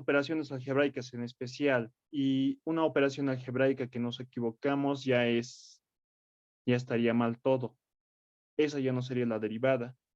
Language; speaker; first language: Spanish; native; Spanish